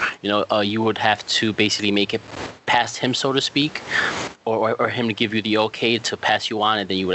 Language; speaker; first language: English; native; English